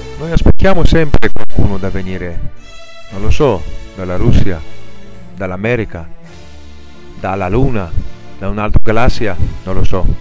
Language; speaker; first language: Italian; non-native, fluent; Greek